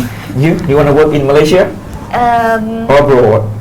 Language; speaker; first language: English; non-native, fluent; Pattani Malay